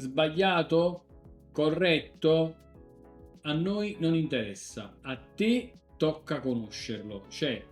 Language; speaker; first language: Italian; native; Italian